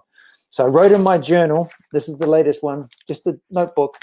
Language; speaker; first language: English; native; English